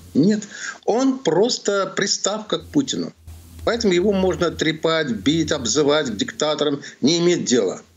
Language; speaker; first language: Russian; non-native, local second language; Azerbaijani